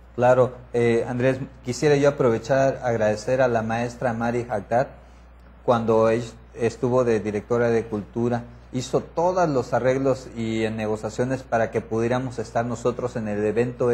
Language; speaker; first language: Spanish; native; Spanish